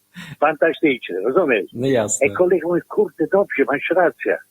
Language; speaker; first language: Polish; non-native, learner; Italian